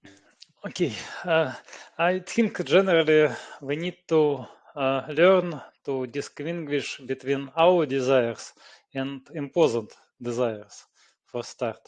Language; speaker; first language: English; non-native, learner; Russian